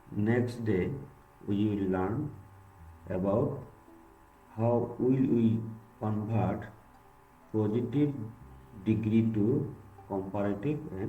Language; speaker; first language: English; non-native, local second language; Bangla